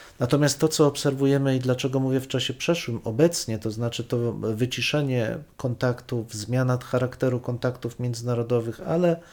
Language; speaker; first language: Polish; native; Polish